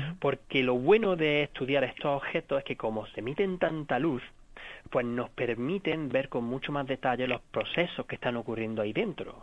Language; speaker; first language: Spanish; native; Spanish